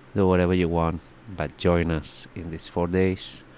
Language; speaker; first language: English; non-native, fluent; Spanish